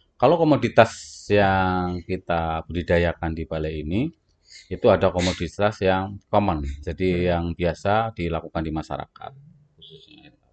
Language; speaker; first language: Indonesian; non-native, local second language; Javanese